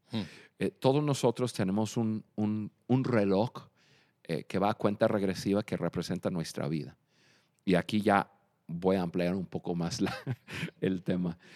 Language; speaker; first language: Spanish; non-native, fluent; English